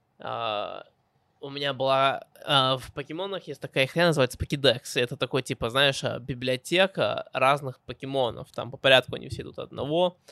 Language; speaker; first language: Russian; early bilingual, heritage; Russian